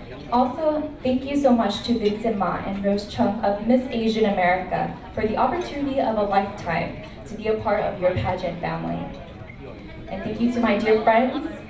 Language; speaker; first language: English; early bilingual, other home language; Vietnamese